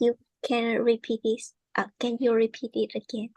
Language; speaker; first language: English; non-native, learner; Vietnamese